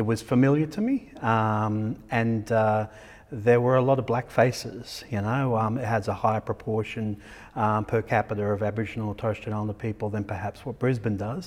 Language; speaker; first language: English; native; English